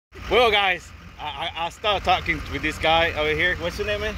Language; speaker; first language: English; non-native, learner; Spanish